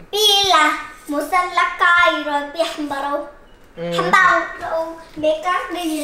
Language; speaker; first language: Vietnamese; early bilingual, heritage; Vietnamese